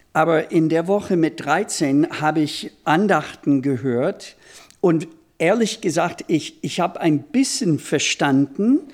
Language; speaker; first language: German; non-native, fluent; English